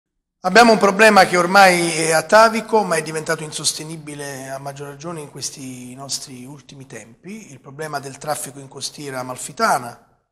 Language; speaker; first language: Italian; native; Italian